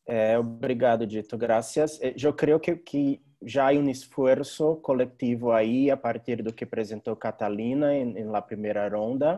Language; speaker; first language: Portuguese; non-native, fluent; Spanish